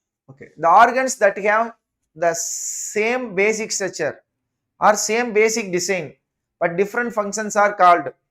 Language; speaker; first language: English; non-native, local second language; Tamil